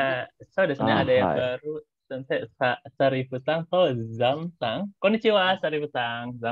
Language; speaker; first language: Japanese; non-native, learner; Indonesian